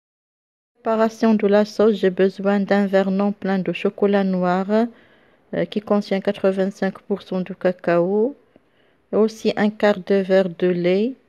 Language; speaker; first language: French; non-native, local second language; Arabic